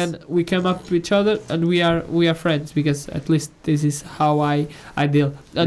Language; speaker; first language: English; non-native, fluent; Portuguese